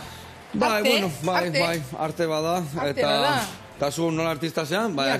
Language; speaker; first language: Basque; native; Basque